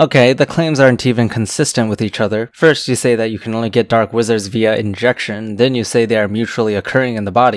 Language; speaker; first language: English; native; English